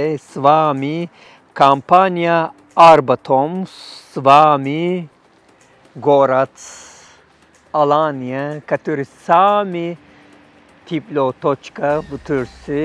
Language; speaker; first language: Russian; non-native, learner; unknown